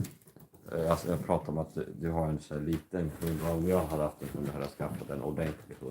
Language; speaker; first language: Swedish; non-native, fluent; English